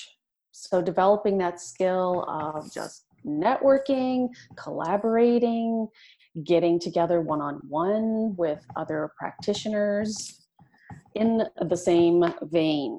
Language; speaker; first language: English; native; English